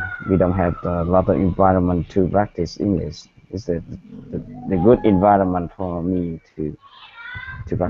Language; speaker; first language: English; non-native, learner; Vietnamese